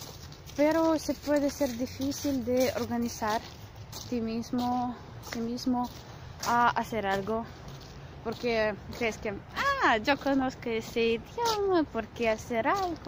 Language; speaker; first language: Spanish; non-native, fluent; Russian